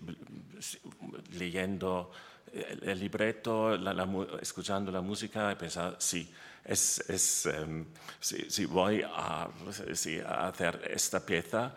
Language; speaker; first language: Spanish; non-native, learner; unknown